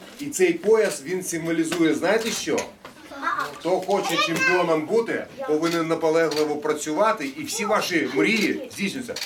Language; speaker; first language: Ukrainian; non-native, local second language; Russian